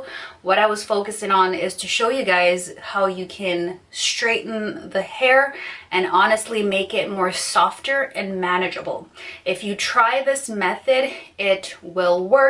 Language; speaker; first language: English; native; English